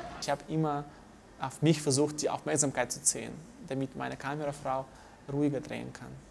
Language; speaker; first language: German; non-native, fluent; Russian